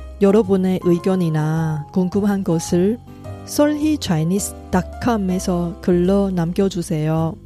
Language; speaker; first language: Korean; non-native, fluent; Chinese